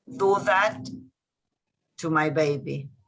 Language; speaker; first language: English; non-native, learner; Spanish